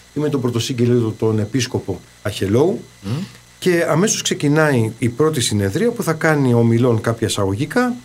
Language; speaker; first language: Greek; early bilingual, heritage; Greek